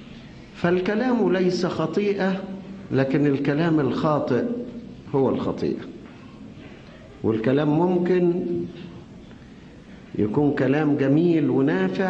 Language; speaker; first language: Arabic; native; Arabic